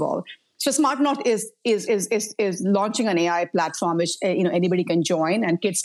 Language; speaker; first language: English; non-native, local second language; Hindi